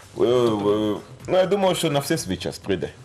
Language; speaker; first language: Ukrainian; non-native, fluent; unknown